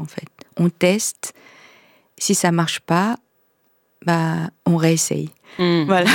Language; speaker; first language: French; non-native, fluent; Korean